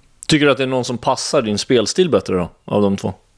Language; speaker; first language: Swedish; native; Swedish